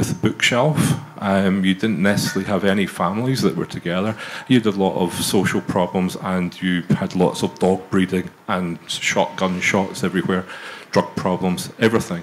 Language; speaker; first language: English; native; English